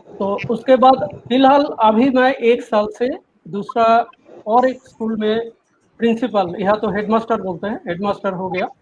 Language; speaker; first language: Hindi; non-native, local second language; Bangla